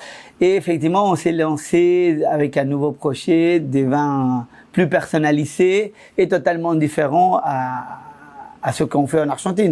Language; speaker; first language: French; non-native, fluent; Spanish